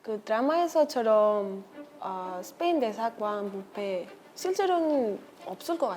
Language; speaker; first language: Korean; non-native, fluent; Spanish